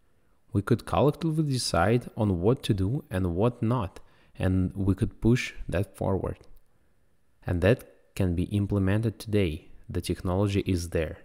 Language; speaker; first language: English; non-native, fluent; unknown